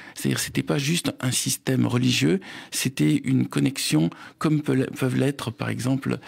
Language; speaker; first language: French; native; French